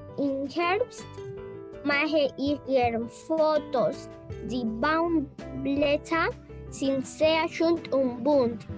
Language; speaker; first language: German; non-native, learner; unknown